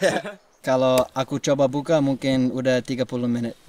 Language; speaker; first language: Indonesian; non-native, learner; English